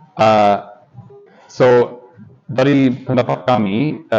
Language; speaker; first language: Indonesian; non-native, learner; English